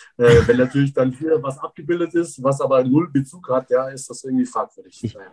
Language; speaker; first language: German; early bilingual, other home language; Persian